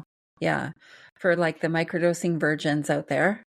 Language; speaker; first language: English; native; English